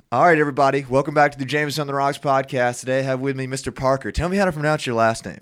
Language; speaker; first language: English; native; English